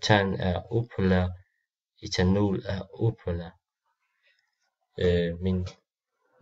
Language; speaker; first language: Danish; non-native, learner; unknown